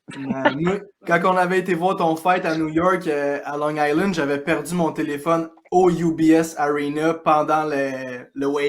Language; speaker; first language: French; native; French